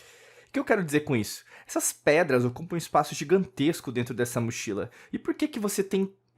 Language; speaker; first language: Portuguese; native; Portuguese